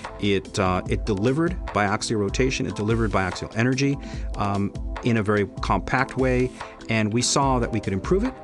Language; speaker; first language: English; native; English